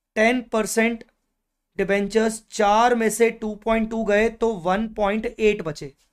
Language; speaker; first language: Hindi; native; Hindi